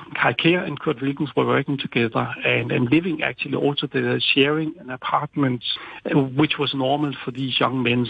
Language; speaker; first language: English; non-native, fluent; Danish